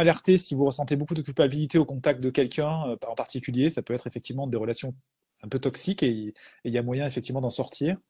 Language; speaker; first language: French; native; French